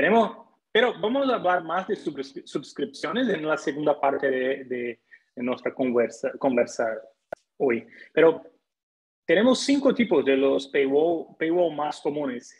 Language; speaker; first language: Spanish; non-native, fluent; Portuguese